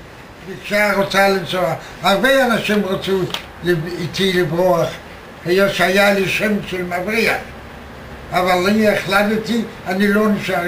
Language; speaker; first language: Hebrew; non-native, fluent; Polish